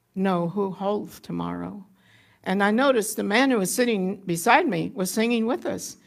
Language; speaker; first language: English; native; English